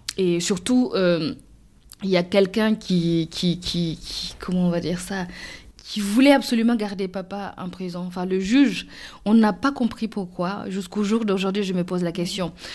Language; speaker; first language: French; non-native, local second language; Mossi